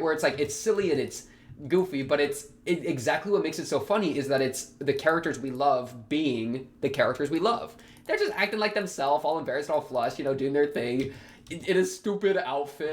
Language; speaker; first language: English; native; English